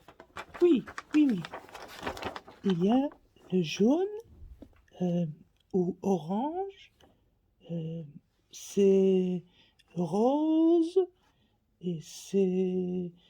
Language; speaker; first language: French; non-native, learner; Faroese